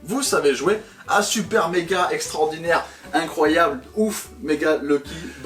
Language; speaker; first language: French; native; French